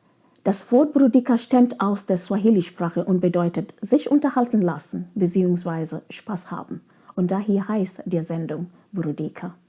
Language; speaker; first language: German; non-native, fluent; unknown